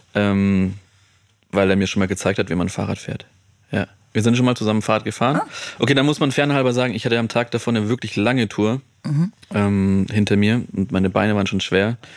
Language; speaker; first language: German; native; German